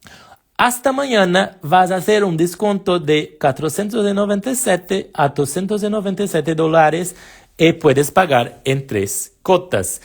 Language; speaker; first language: Spanish; non-native, fluent; Portuguese